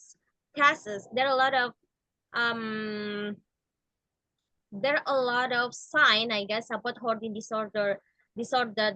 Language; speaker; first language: English; non-native, learner; Indonesian